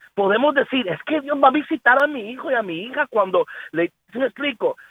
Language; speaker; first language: Spanish; early bilingual, heritage; Spanish